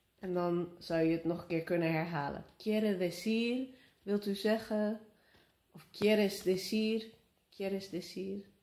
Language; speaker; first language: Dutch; native; Dutch